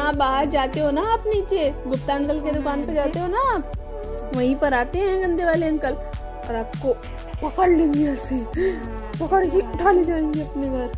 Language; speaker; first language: Hindi; native; Hindi